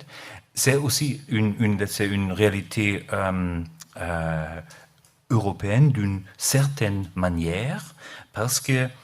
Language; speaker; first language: French; non-native, learner; German